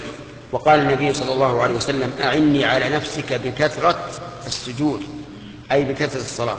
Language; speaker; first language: Arabic; native; Arabic